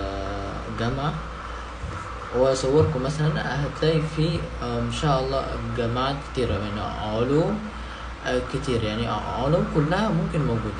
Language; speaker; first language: Arabic; non-native, fluent; Indonesian